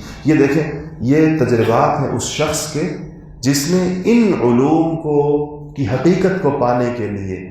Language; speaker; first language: Urdu; native; Urdu